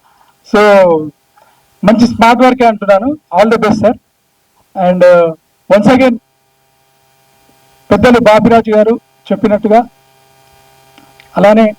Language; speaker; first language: Telugu; native; Telugu